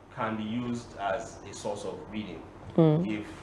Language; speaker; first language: English; non-native, local second language; Yoruba